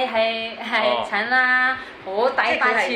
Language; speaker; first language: Cantonese; non-native, learner; Indonesian